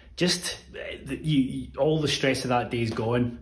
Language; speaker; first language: English; native; English